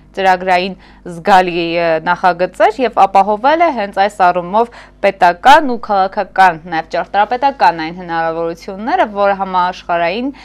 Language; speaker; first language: Armenian; native; Armenian